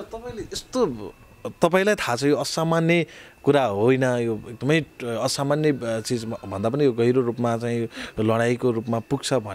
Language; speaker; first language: Nepali; native; Nepali